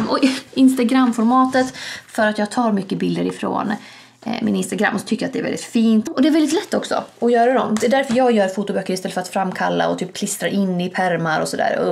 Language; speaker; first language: Swedish; native; Swedish